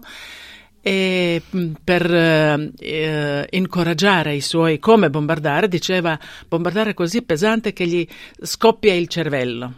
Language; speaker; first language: Italian; non-native, fluent; Bosnian